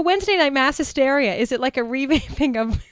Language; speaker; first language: English; native; English